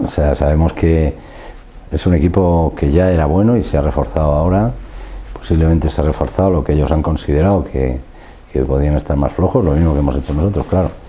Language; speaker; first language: Spanish; native; Spanish